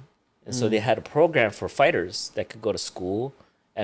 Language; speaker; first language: English; early bilingual, other home language; Iloko